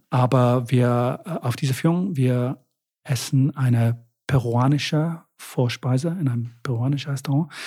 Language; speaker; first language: German; non-native, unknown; English